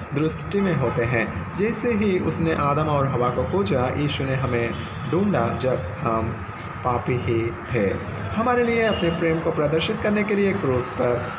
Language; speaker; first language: Hindi; non-native, local second language; Telugu